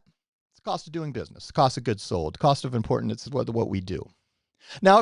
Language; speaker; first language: English; native; English